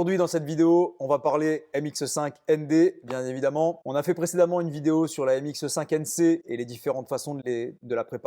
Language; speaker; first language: French; native; French